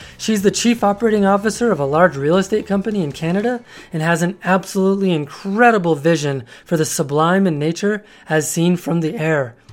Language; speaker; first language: English; native; English